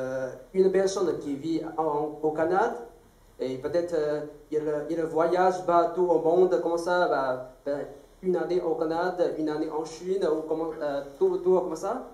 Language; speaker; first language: French; non-native, fluent; Chinese